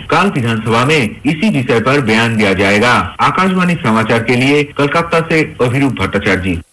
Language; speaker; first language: Hindi; non-native, local second language; Bangla